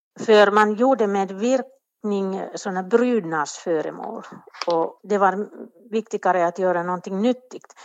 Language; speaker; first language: Swedish; non-native, local second language; Finnish